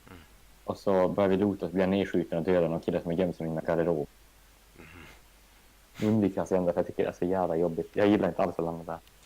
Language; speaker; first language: Swedish; native; Swedish